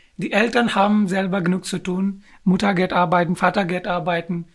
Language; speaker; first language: German; non-native, learner; Urdu